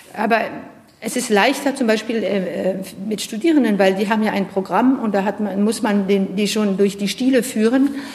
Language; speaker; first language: German; non-native, fluent; French